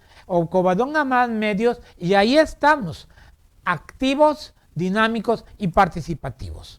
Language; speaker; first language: Spanish; native; Spanish